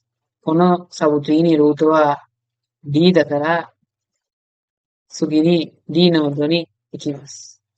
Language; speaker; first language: Japanese; non-native, fluent; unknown